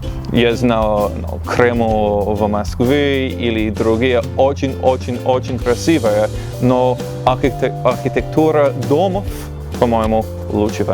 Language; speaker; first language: Russian; non-native, learner; English